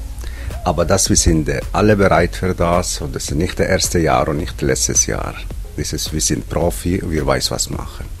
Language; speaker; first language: German; non-native, learner; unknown